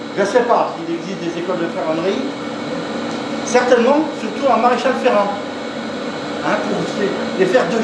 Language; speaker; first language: French; native; French